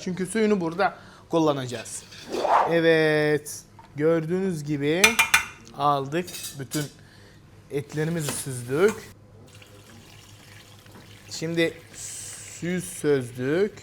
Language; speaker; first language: Turkish; non-native, fluent; Arabic